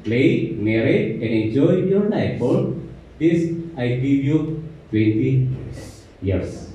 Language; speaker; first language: English; non-native, local second language; Filipino